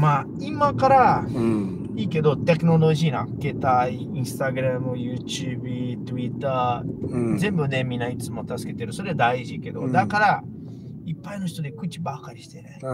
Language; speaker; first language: Japanese; non-native, learner; Portuguese